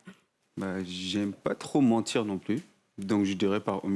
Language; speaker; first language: French; native; French